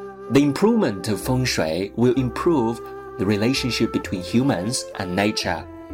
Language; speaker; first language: English; non-native, fluent; Chinese